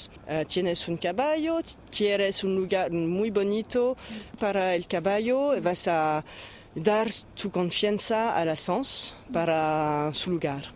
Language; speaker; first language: Spanish; non-native, fluent; French